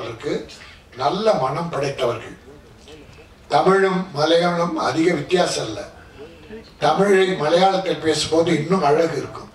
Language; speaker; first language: Tamil; native; Tamil